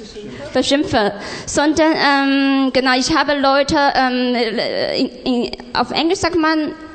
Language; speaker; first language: German; non-native, learner; Chinese